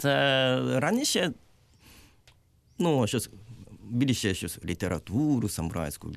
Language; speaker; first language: Ukrainian; non-native, learner; Japanese